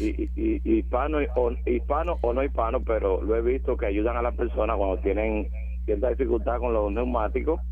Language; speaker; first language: Spanish; native; Spanish